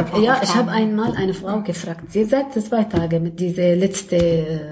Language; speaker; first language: German; non-native, learner; Arabic